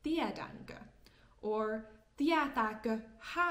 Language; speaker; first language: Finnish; non-native, fluent; English